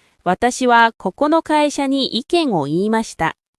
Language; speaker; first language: Japanese; non-native, fluent; Korean